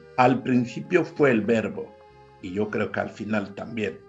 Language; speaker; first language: Spanish; non-native, fluent; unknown